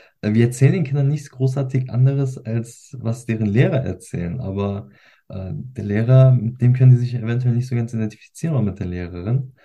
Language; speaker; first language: German; early bilingual, other home language; Turkish